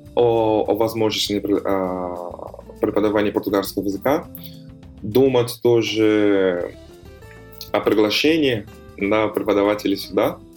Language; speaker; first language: Russian; non-native, fluent; Portuguese